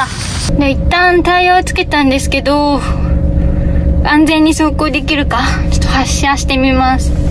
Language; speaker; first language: Japanese; native; Japanese